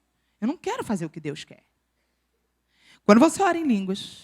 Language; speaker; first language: Portuguese; native; Portuguese